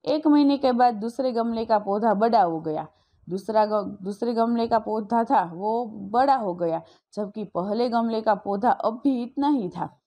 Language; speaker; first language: Hindi; non-native, local second language; Gujarati